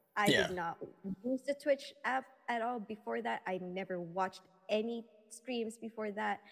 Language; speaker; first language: English; non-native, local second language; Filipino